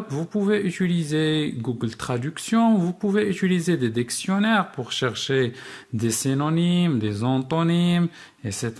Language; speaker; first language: French; non-native, local second language; Arabic